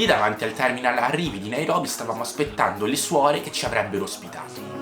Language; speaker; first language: Italian; native; Italian